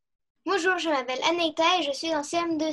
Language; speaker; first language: French; early bilingual, heritage; French